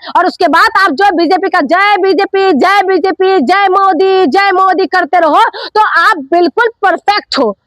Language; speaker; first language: Hindi; non-native, local second language; Assamese